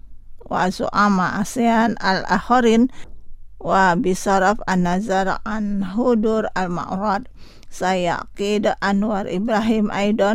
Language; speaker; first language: Arabic; non-native, fluent; Indonesian